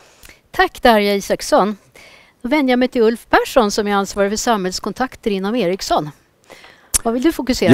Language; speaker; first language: Swedish; native; Swedish